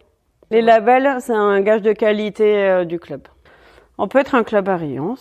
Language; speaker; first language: French; native; French